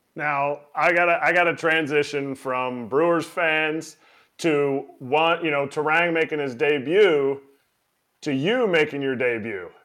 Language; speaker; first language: English; native; English